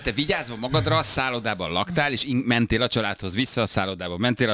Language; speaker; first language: Hungarian; native; Hungarian